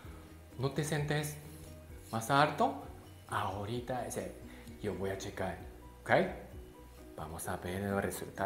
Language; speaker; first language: Spanish; non-native, learner; Japanese